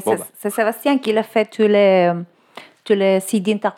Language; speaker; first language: French; non-native, learner; Spanish